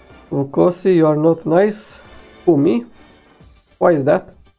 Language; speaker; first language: English; non-native, fluent; Romanian